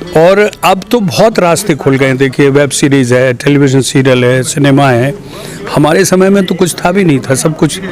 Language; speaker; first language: Hindi; native; Hindi